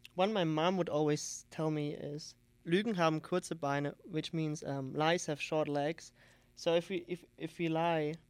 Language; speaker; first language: English; non-native, fluent; German